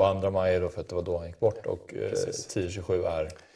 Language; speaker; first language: Swedish; native; Swedish